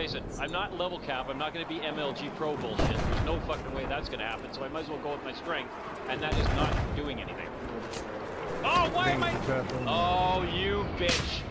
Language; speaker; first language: English; native; English